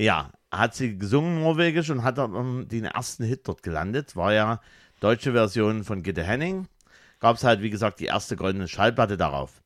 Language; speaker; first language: German; native; German